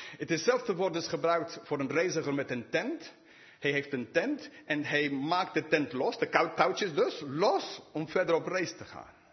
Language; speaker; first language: Dutch; non-native, fluent; English